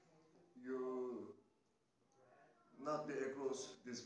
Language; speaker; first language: English; non-native, learner; Turkish